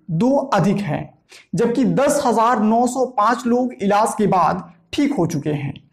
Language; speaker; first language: Hindi; native; Hindi